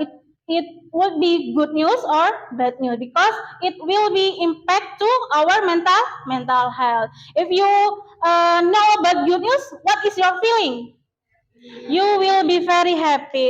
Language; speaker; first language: English; non-native, learner; Indonesian